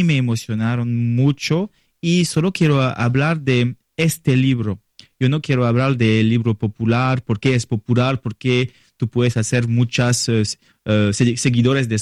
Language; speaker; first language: Spanish; non-native, learner; French